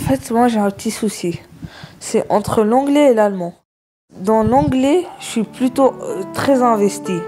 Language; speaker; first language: French; early bilingual, other home language; Arabic